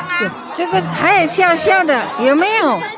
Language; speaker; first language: Chinese; non-native, fluent; Indonesian